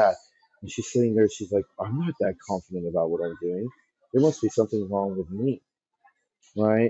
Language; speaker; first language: English; early bilingual, other home language; Persian